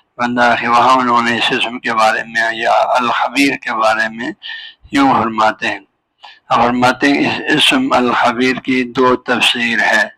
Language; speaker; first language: Urdu; non-native, local second language; Balti